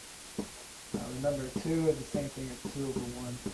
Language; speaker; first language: English; native; English